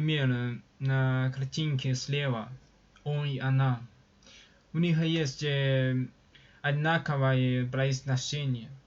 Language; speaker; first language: Russian; non-native, learner; Chinese